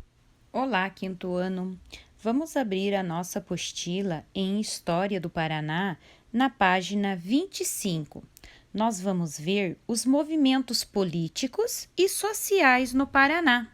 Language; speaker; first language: Portuguese; native; Portuguese